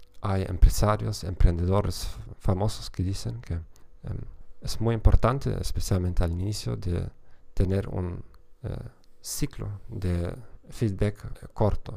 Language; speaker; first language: Spanish; non-native, fluent; German